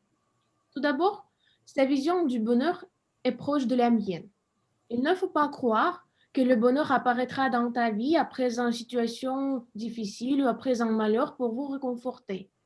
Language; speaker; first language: French; non-native, fluent; Russian